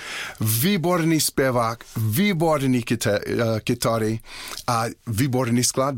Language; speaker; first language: Czech; non-native, learner; English